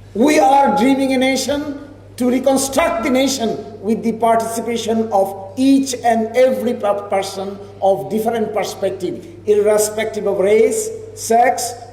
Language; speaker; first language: English; non-native, local second language; Bangla